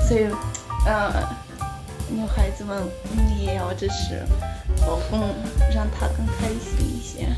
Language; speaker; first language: Chinese; non-native, fluent; Ukrainian